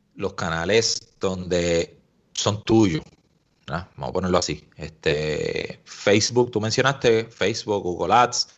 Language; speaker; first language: Spanish; native; Spanish